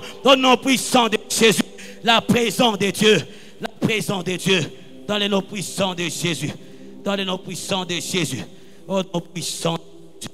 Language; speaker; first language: French; non-native, local second language; Lingala